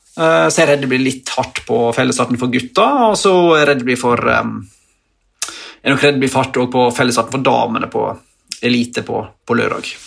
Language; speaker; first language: Norwegian; native; Norwegian